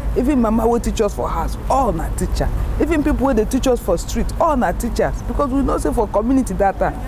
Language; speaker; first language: Nigerian Pidgin; native; Nigerian Pidgin